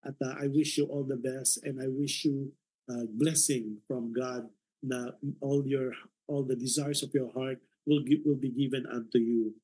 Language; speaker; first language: English; non-native, local second language; Filipino